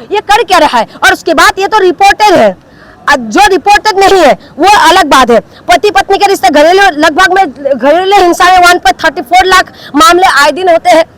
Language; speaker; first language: Hindi; non-native, local second language; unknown